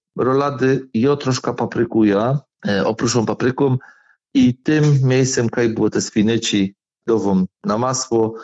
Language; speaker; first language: Polish; native; Polish